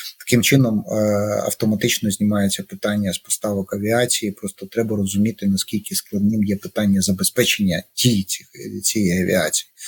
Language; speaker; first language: Ukrainian; native; Ukrainian